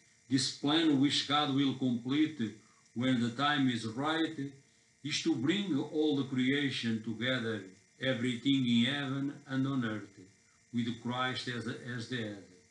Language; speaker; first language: English; non-native, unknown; Portuguese